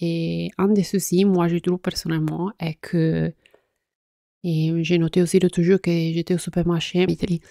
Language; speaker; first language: French; non-native, fluent; Italian